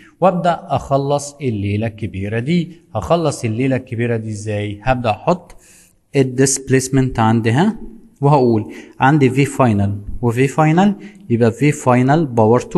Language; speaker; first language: Arabic; native; Arabic